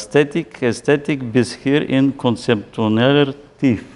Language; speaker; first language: German; non-native, fluent; Bulgarian